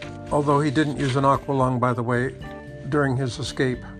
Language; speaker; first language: English; native; English